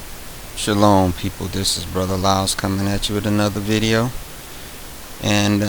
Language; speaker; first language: English; native; English